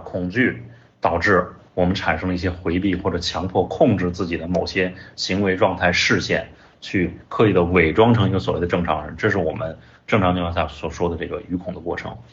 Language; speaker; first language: Chinese; native; Chinese